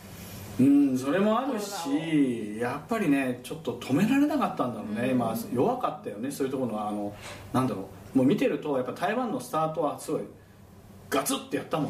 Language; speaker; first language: Japanese; native; Japanese